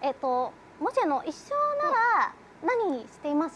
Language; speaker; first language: Japanese; non-native, learner; Indonesian